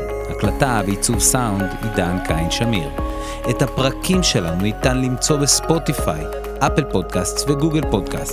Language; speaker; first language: Hebrew; native; Hebrew